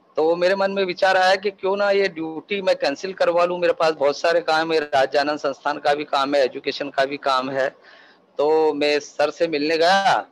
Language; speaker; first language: Hindi; native; Hindi